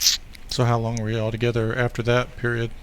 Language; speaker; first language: English; native; English